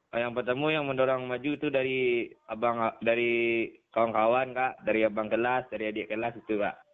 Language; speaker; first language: Indonesian; non-native, local second language; Minangkabau